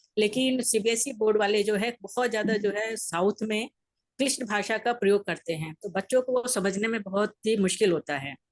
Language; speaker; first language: Hindi; native; Hindi